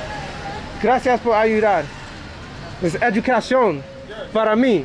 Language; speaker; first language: Spanish; non-native, learner; English